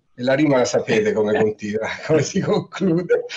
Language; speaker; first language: Italian; native; Italian